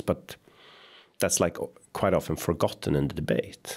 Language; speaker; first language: English; non-native, fluent; Swedish